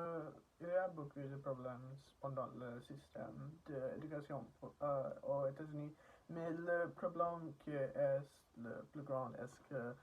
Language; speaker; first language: French; non-native, learner; English